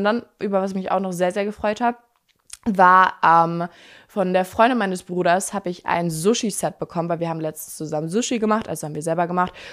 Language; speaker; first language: German; native; German